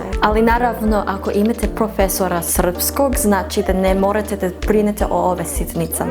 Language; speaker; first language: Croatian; non-native, learner; English